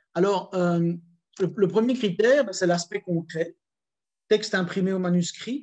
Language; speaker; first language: French; native; French